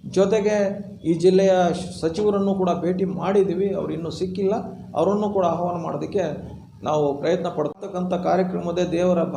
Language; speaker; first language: Kannada; non-native, local second language; Lambadi